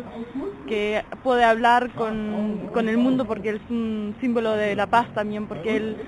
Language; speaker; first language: Spanish; non-native, learner; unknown